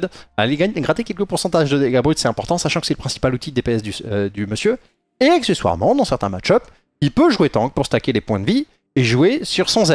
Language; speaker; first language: French; native; French